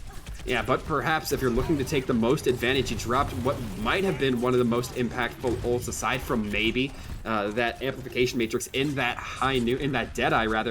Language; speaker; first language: English; native; English